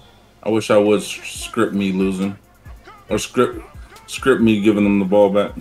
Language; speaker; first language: English; native; English